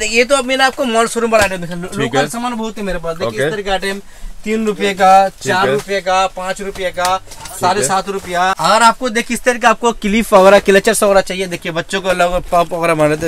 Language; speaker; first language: Hindi; non-native, local second language; Bangla